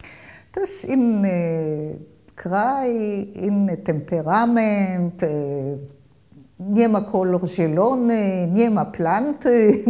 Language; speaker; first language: Polish; early bilingual, heritage; Polish